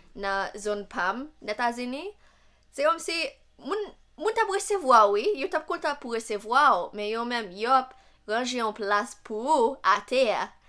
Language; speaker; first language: Haitian Creole; non-native, learner; English